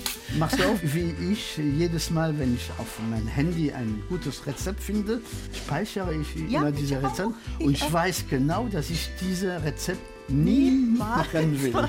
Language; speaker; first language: German; non-native, fluent; French